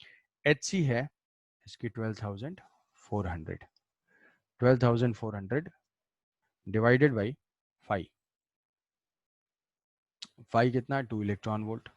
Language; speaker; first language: Hindi; native; Hindi